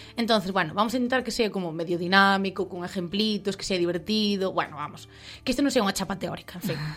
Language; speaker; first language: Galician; non-native, local second language; Spanish